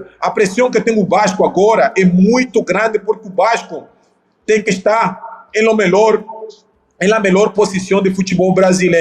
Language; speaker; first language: Portuguese; non-native, fluent; Spanish